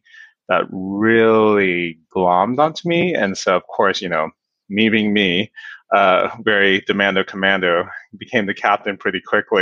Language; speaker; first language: English; native; English